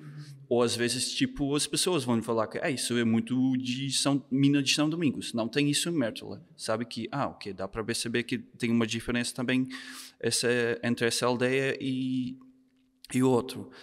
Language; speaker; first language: Portuguese; non-native, fluent; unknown